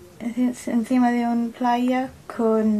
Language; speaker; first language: Spanish; non-native, learner; English